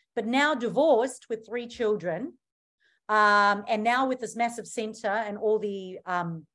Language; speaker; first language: English; native; English